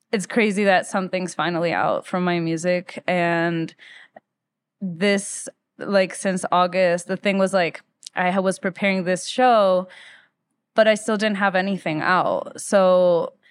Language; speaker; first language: English; early bilingual, other home language; Spanish